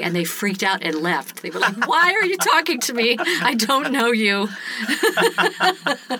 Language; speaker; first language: English; native; English